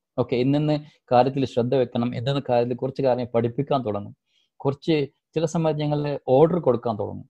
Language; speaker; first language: Malayalam; non-native, local second language; Divehi